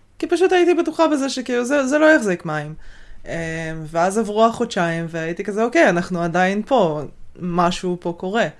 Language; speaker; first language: Hebrew; native; Hebrew